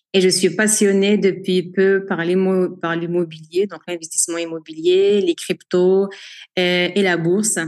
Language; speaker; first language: French; non-native, local second language; Arabic